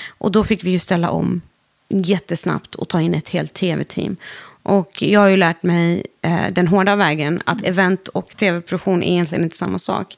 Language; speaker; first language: Swedish; early bilingual, other home language; Arabic